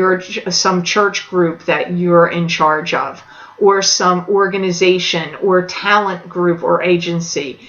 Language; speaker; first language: English; native; English